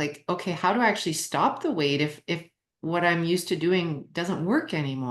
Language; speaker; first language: English; native; English